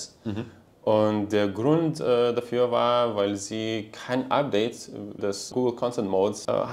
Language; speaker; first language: German; non-native, fluent; Lithuanian